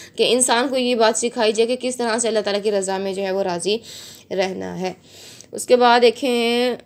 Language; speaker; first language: Urdu; native; Urdu